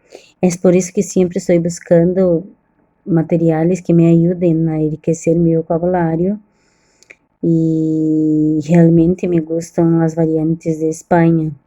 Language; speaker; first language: Spanish; non-native, learner; Portuguese